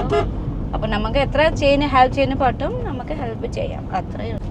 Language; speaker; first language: Malayalam; non-native, local second language; Nepali